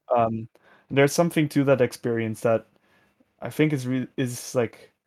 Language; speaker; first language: English; non-native, fluent; Dutch